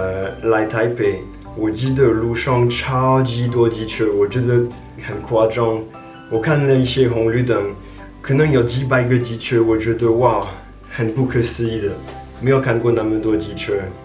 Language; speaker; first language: Chinese; non-native, fluent; French